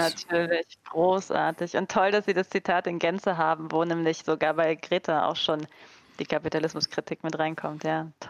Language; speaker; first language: German; native; German